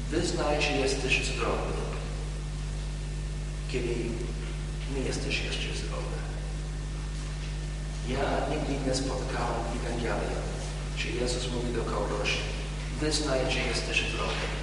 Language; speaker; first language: Polish; non-native, learner; English